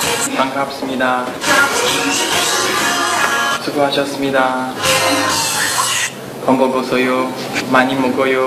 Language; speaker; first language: Korean; non-native, learner; Chinese